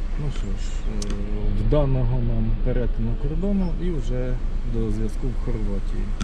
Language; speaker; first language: Ukrainian; non-native, local second language; Russian